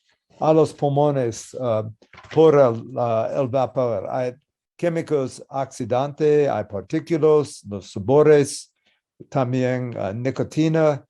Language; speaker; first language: Spanish; non-native, learner; English